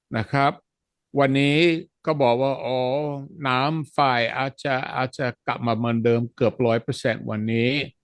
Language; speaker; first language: Thai; non-native, fluent; Dutch